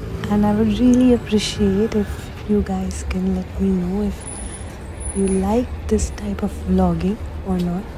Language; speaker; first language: English; non-native, local second language; Hindi